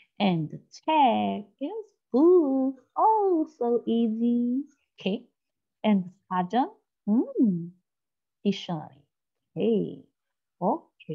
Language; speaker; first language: English; non-native, learner; Korean